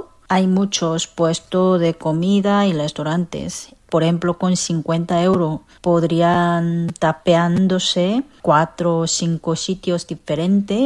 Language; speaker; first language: Spanish; non-native, fluent; Korean